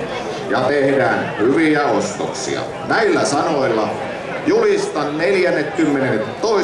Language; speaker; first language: Finnish; native; Finnish